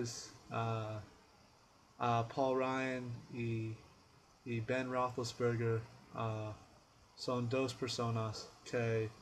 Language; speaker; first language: Spanish; non-native, learner; English